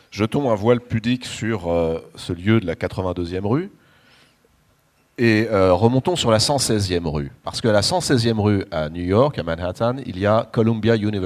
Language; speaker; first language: French; native; French